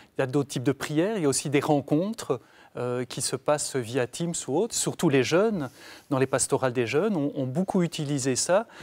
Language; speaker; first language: French; native; French